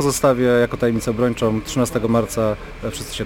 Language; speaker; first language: Polish; native; Polish